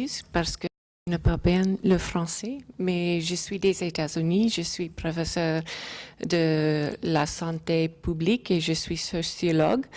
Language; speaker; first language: French; non-native, learner; English